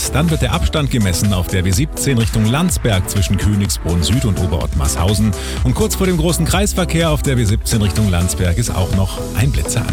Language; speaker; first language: German; native; German